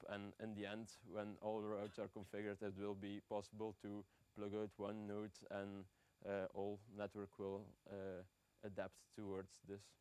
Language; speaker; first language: English; non-native, fluent; Dutch